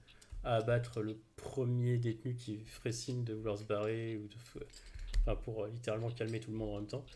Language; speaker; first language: French; native; French